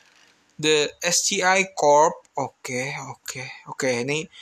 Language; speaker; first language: English; non-native, learner; Indonesian